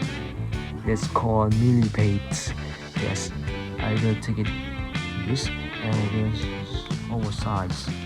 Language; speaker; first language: English; non-native, learner; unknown